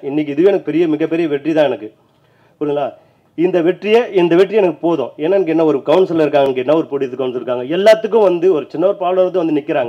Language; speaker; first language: Tamil; native; Tamil